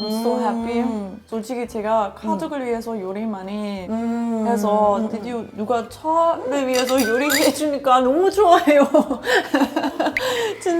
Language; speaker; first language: Korean; non-native, learner; German